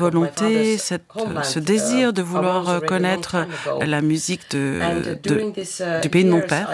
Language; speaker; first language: French; non-native, fluent; Ukrainian